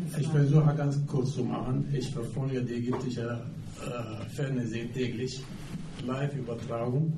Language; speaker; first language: German; non-native, fluent; Arabic